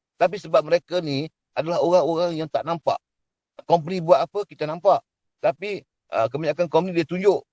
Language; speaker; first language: Malay; native; Malay